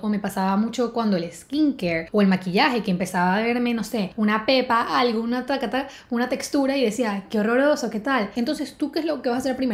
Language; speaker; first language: Spanish; native; Spanish